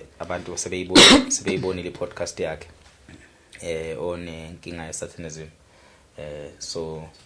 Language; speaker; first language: Zulu; native; Zulu